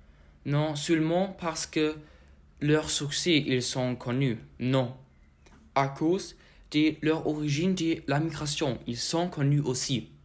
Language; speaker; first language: French; non-native, learner; German